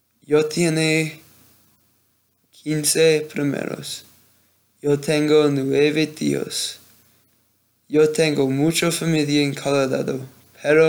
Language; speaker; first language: Spanish; non-native, learner; English